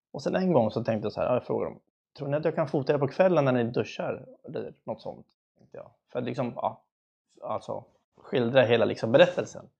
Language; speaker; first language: Swedish; early bilingual, other home language; Spanish